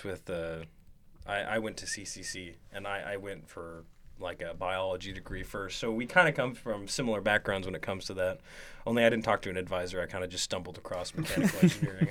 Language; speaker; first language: English; native; English